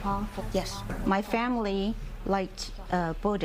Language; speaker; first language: English; non-native, learner; Chinese